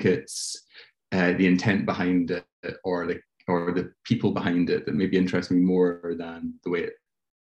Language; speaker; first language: English; native; English